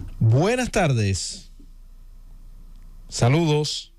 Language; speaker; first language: Spanish; native; Spanish